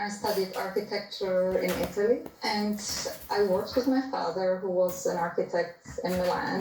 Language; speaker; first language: English; non-native, fluent; Italian